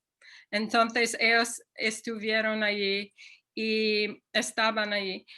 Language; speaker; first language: Spanish; non-native, fluent; English